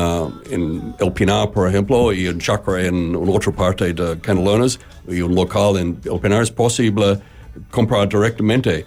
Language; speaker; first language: Spanish; non-native, learner; English